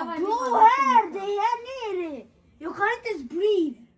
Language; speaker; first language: Swedish; early bilingual, other home language; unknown